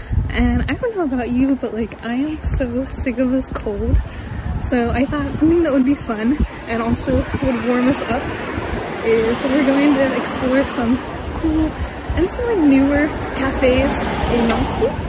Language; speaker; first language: English; native; English